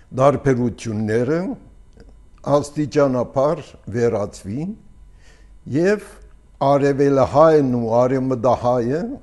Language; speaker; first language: Armenian; early bilingual, heritage; Armenian